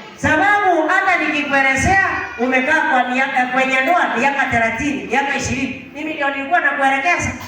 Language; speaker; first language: Swahili; non-native, local second language; Gusii